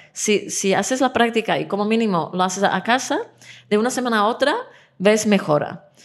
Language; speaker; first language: Spanish; non-native, fluent; Czech